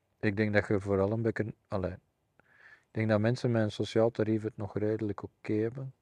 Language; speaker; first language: Dutch; native; Dutch